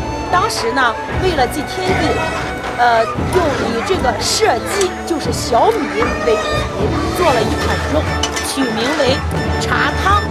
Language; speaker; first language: Chinese; native; Chinese